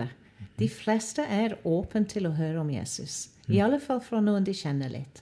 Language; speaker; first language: Norwegian; non-native, fluent; English